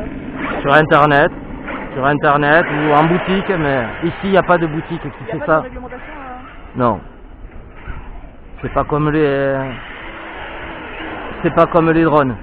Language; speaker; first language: French; native; French